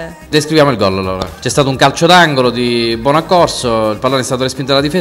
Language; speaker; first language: Italian; native; Italian